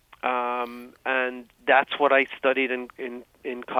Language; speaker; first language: English; native; English